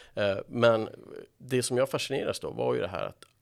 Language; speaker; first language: Swedish; native; Swedish